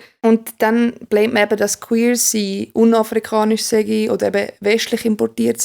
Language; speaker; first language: German; native; German